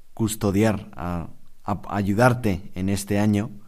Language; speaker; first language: Spanish; native; Spanish